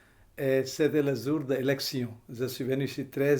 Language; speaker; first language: French; non-native, fluent; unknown